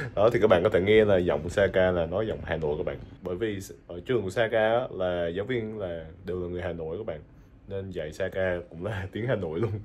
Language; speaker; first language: Vietnamese; native; Vietnamese